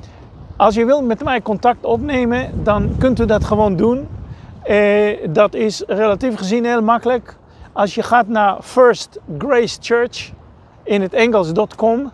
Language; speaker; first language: Dutch; non-native, fluent; Hebrew